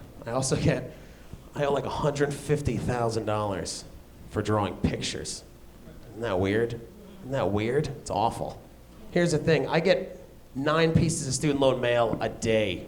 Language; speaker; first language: English; native; English